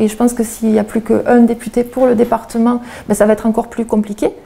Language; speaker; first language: French; native; French